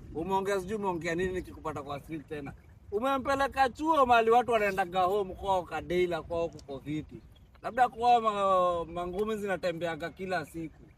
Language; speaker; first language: Swahili; native; Swahili